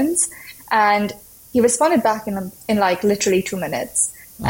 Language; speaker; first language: English; non-native, local second language; Hindi